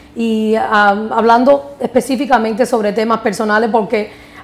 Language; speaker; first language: Spanish; early bilingual, heritage; Spanish